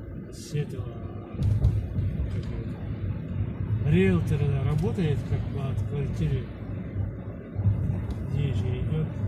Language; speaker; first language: Russian; non-native, learner; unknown